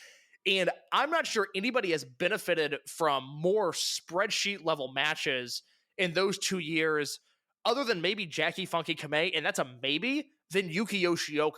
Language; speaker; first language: English; native; English